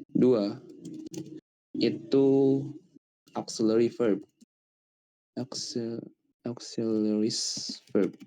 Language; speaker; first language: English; non-native, learner; Indonesian